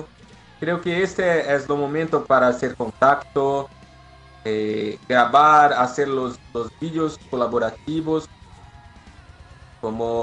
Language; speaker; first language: Spanish; non-native, learner; Portuguese